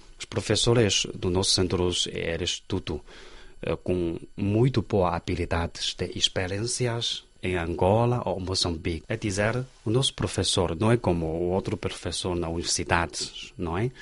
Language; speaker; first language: Portuguese; non-native, learner; Chinese